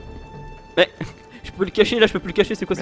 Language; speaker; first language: French; native; French